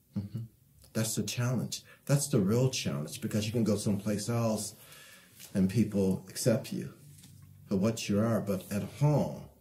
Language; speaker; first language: English; native; English